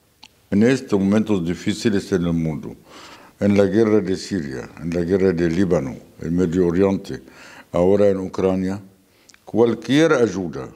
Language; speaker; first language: Spanish; non-native, fluent; Arabic